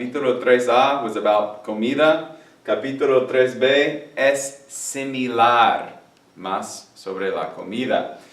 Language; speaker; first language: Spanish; non-native, fluent; English